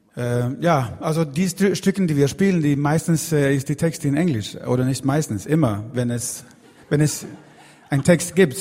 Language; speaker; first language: German; non-native, fluent; Swedish